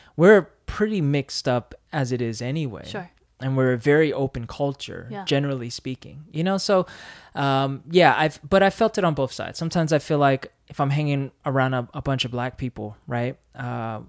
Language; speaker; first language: English; native; English